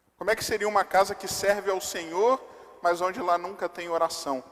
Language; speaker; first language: Portuguese; native; Portuguese